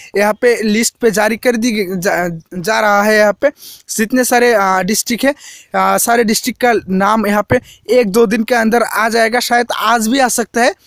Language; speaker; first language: Hindi; non-native, local second language; Assamese